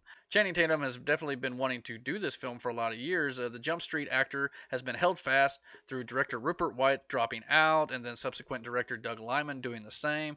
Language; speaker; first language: English; native; English